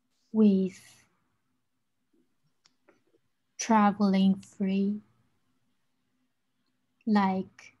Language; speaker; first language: English; non-native, learner; Chinese